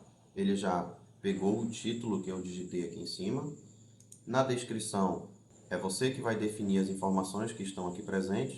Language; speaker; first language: Portuguese; native; Portuguese